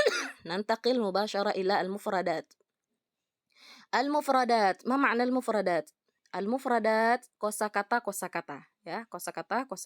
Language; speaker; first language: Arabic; non-native, fluent; Indonesian